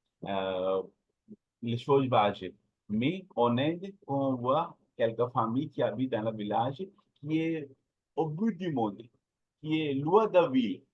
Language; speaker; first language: French; non-native, learner; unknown